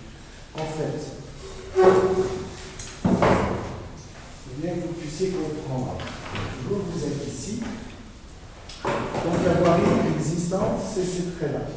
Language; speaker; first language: French; native; French